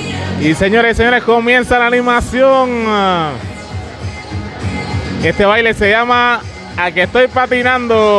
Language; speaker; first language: Spanish; native; Spanish